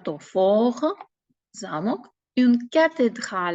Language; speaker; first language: French; non-native, fluent; Ukrainian